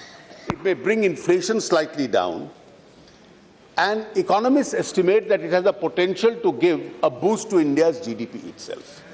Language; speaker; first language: English; non-native, local second language; Hindi